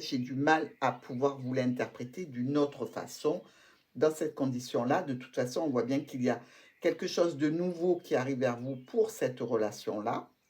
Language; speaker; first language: French; native; French